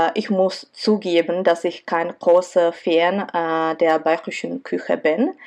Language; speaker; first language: German; non-native, fluent; Czech